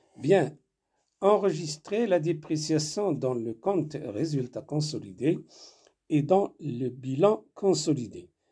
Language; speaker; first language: French; non-native, local second language; Arabic